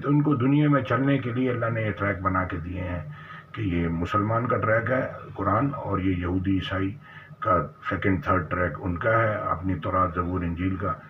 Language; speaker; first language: Urdu; native; Urdu